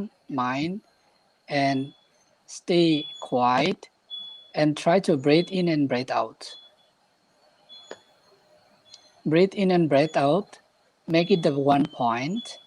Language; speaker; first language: English; non-native, fluent; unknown